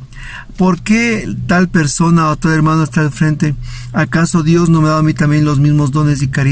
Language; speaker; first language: Spanish; native; Spanish